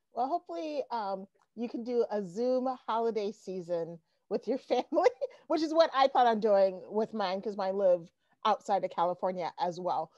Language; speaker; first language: English; native; English